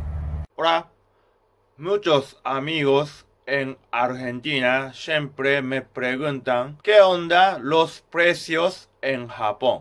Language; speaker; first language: Spanish; non-native, fluent; Japanese